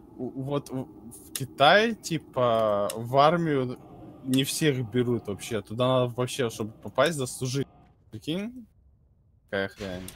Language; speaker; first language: Russian; native; Russian